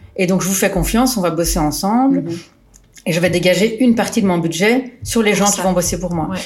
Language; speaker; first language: French; early bilingual, other home language; Portuguese